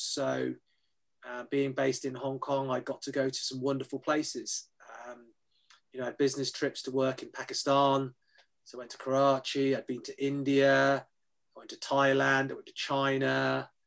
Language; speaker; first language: English; native; English